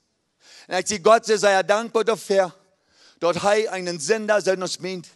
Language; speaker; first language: German; early bilingual, heritage; Plautdietsch